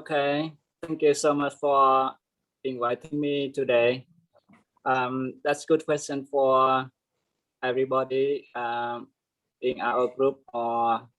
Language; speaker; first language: English; non-native, learner; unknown